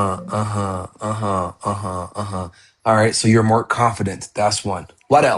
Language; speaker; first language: English; non-native, fluent; Amharic